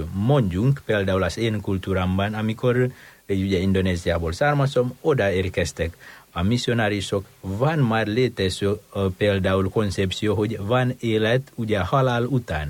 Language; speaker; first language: Hungarian; non-native, fluent; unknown